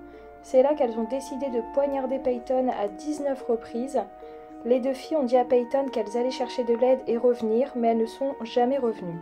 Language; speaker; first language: French; native; French